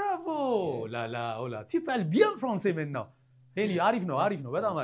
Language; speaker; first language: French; non-native, fluent; Amharic